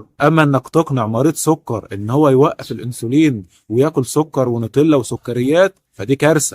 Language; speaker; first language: Arabic; native; Arabic